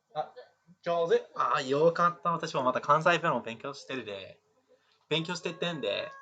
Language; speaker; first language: Japanese; non-native, fluent; English